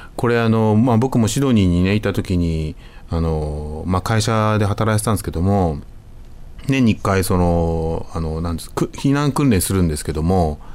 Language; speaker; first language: Japanese; native; Japanese